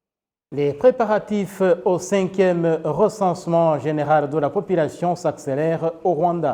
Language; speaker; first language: French; non-native, local second language; Kinyarwanda